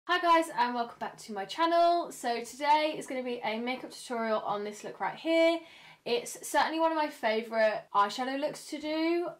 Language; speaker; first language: English; native; English